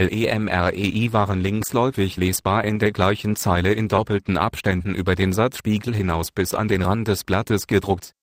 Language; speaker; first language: German; native; German